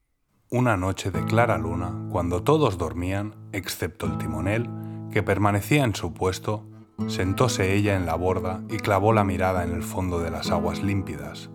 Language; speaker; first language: Spanish; native; Spanish